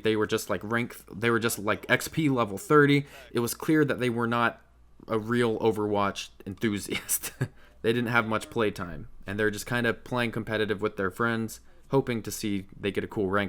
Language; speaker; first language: English; native; English